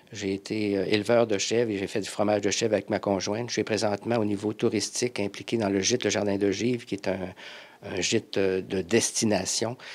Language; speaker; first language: French; native; French